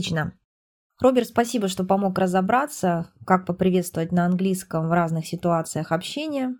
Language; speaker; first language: Russian; native; Russian